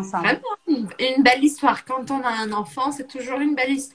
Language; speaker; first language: French; non-native, fluent; Portuguese